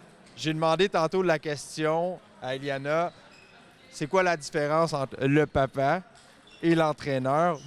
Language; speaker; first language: French; native; French